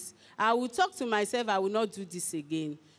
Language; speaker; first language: English; non-native, local second language; Igbo